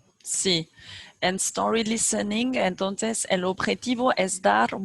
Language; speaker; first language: Spanish; non-native, fluent; French